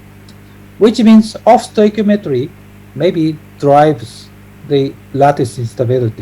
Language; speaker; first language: English; non-native, fluent; Japanese